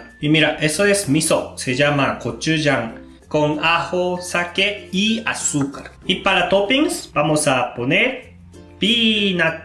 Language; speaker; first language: Spanish; non-native, learner; Japanese